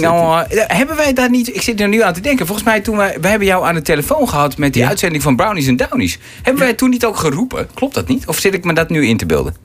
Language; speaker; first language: Dutch; native; Dutch